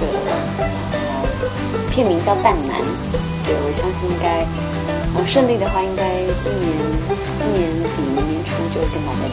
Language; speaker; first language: Chinese; native; Chinese